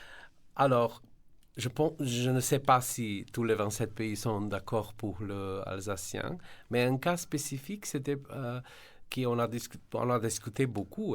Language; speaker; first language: French; non-native, fluent; Slovenian